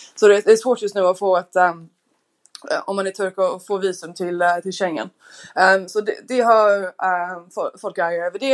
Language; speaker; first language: Swedish; non-native, fluent; English